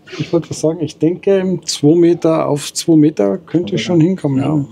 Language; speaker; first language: German; native; German